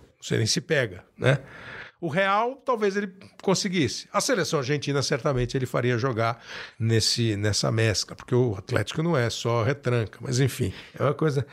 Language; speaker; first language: Portuguese; native; Portuguese